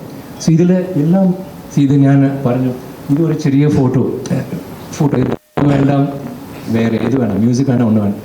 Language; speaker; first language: Malayalam; non-native, local second language; Tamil